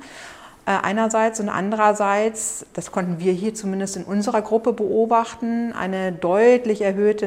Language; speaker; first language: German; native; German